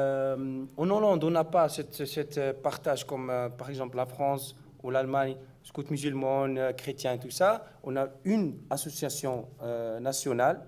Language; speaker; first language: French; non-native, learner; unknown